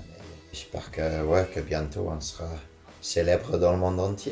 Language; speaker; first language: French; non-native, fluent; English